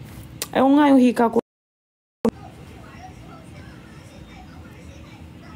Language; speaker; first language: Filipino; non-native, learner; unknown